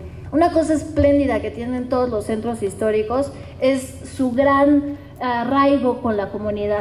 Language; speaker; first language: Spanish; native; Spanish